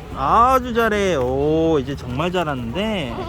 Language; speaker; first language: Korean; native; Korean